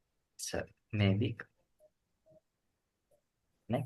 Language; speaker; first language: English; non-native, learner; Indonesian